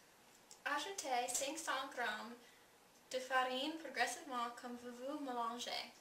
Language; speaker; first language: French; non-native, learner; English